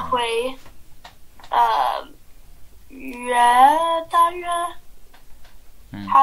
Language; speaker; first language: Chinese; non-native, learner; English